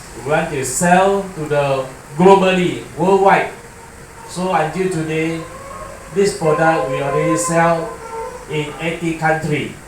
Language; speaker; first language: English; non-native, learner; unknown